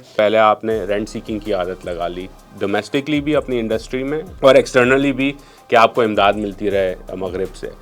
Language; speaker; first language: Urdu; non-native, local second language; Memoni